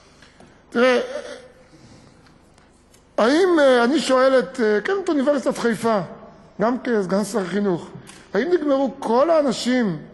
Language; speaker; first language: Hebrew; native; Hebrew